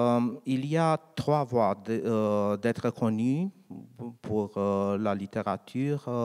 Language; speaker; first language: French; non-native, learner; Romanian